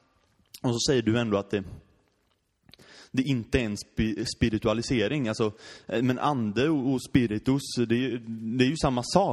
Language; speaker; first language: Swedish; native; Swedish